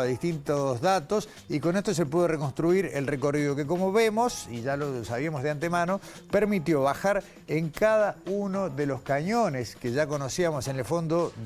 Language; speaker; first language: Spanish; native; Spanish